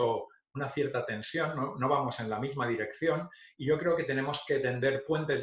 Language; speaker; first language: Spanish; native; Spanish